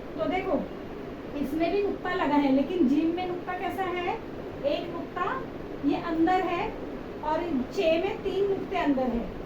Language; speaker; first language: Hindi; native; Hindi